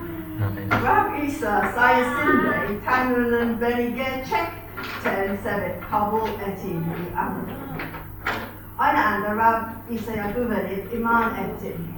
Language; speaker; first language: Turkish; non-native, fluent; English